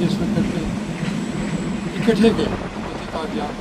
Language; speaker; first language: Hindi; non-native, local second language; Punjabi